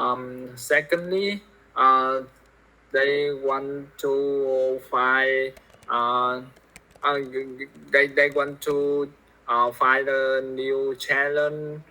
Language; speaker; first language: English; non-native, learner; Vietnamese